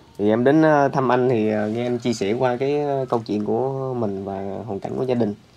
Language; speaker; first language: Vietnamese; native; Vietnamese